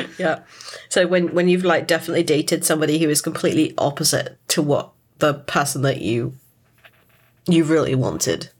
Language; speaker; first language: English; native; English